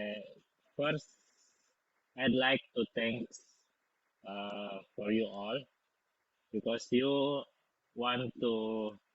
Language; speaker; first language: English; non-native, fluent; Indonesian